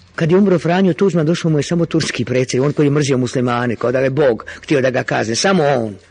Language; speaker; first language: Croatian; native; Croatian